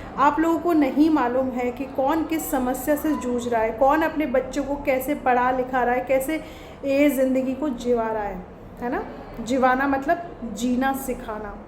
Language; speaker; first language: Hindi; native; Hindi